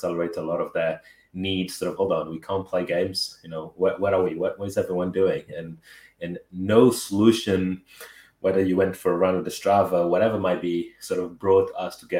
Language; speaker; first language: English; non-native, fluent; Portuguese